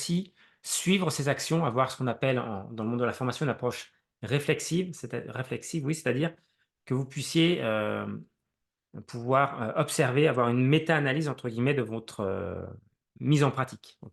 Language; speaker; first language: French; native; French